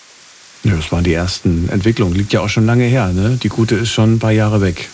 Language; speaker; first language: German; native; German